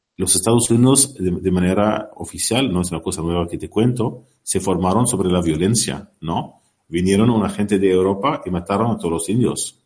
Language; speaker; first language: Spanish; non-native, learner; Arabic